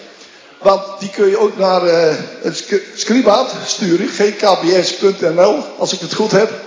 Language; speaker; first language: Dutch; native; Dutch